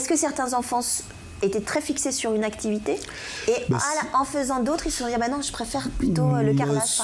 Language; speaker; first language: French; native; French